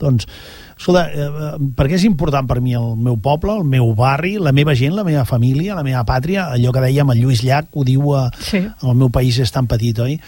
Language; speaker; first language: Catalan; native; Catalan